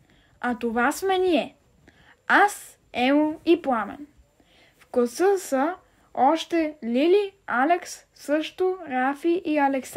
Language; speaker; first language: Bulgarian; early bilingual, heritage; Bulgarian